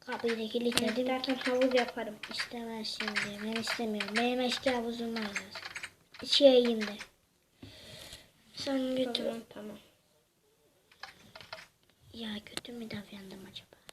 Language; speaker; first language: Turkish; native; Turkish